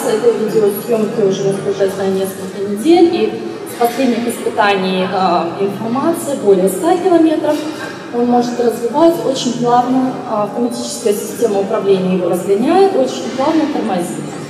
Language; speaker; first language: Russian; native; Russian